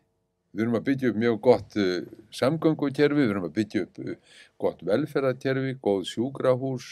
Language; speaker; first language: Icelandic; native; Icelandic